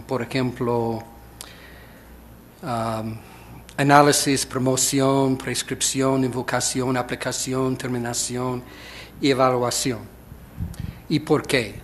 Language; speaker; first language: Spanish; non-native, fluent; English